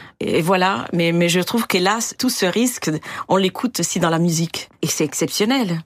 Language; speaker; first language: French; non-native, fluent; Italian